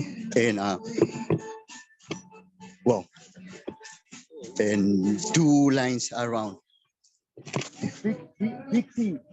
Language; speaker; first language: English; non-native, learner; Spanish